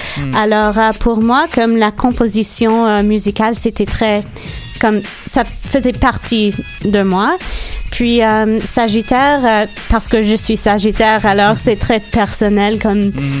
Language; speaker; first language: French; non-native, local second language; English